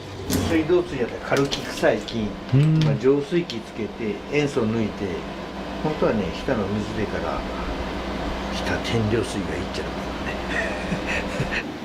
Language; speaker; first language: Japanese; native; Japanese